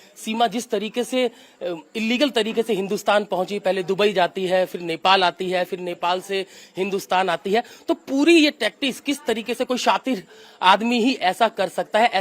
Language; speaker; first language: Hindi; native; Hindi